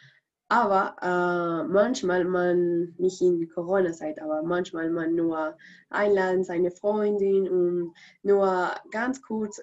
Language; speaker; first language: German; non-native, learner; Spanish